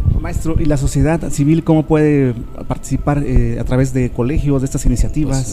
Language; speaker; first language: Spanish; native; Spanish